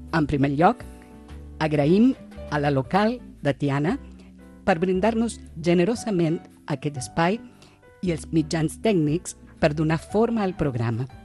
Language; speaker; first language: Catalan; non-native, fluent; Spanish